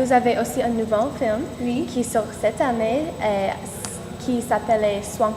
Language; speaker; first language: French; non-native, learner; English